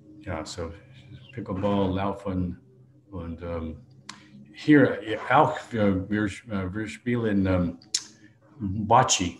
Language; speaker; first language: German; non-native, learner; English